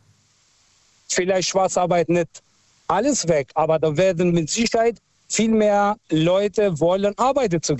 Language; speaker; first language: German; non-native, fluent; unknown